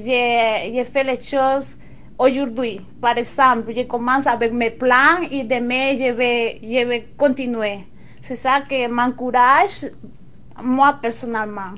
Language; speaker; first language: French; non-native, local second language; Spanish